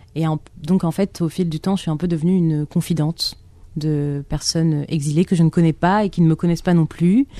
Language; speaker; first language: French; non-native, local second language; Arabic